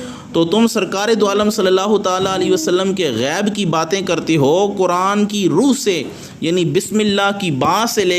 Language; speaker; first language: Urdu; native; Urdu